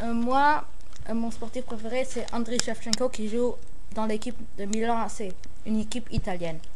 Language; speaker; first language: French; non-native, local second language; Luxembourgish